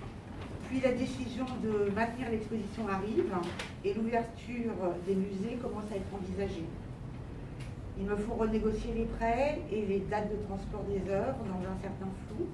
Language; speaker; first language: French; native; French